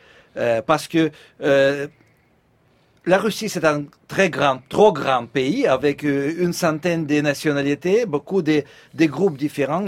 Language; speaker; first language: French; non-native, fluent; Russian